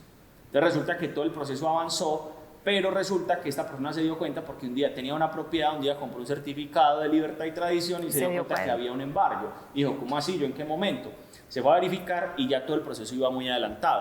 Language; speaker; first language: Spanish; native; Spanish